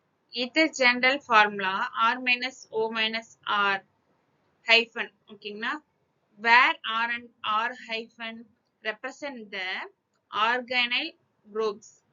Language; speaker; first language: English; non-native, local second language; Tamil